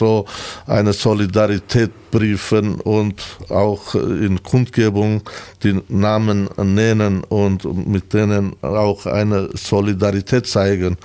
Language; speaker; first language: German; non-native, learner; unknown